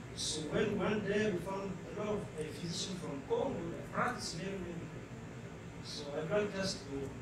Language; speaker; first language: English; non-native, fluent; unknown